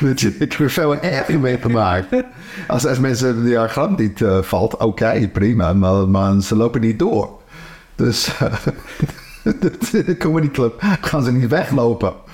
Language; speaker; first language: Dutch; non-native, fluent; English